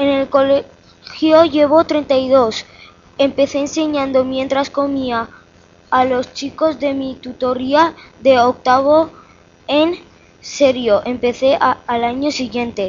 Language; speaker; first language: Spanish; native; Spanish